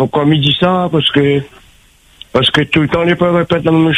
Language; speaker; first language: French; non-native, local second language; Réunion Creole French